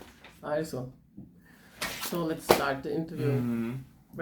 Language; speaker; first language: English; non-native, fluent; German